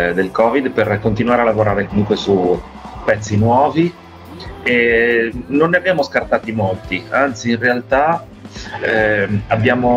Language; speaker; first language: Italian; native; Italian